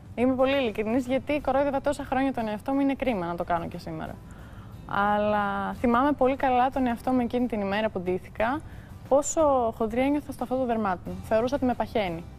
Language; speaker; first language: Greek; early bilingual, heritage; Greek